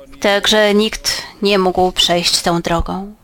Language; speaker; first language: Polish; native; Polish